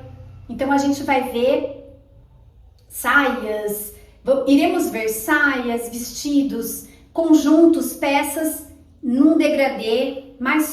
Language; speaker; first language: Portuguese; native; Portuguese